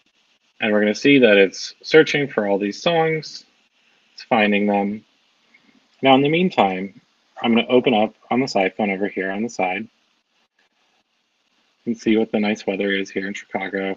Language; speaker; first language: English; native; English